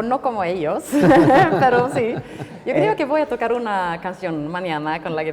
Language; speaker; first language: Spanish; non-native, learner; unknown